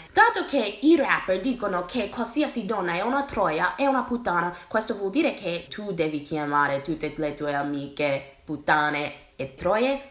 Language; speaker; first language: Italian; non-native, fluent; English